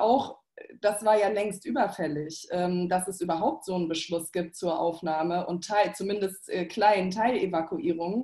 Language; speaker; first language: German; native; German